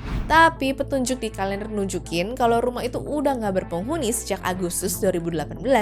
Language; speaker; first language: Indonesian; native; Indonesian